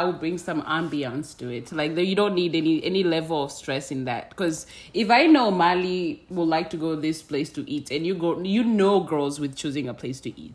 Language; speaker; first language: English; non-native, local second language; Swahili